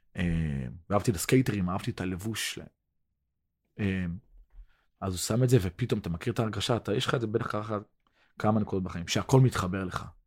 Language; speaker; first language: Hebrew; early bilingual, other home language; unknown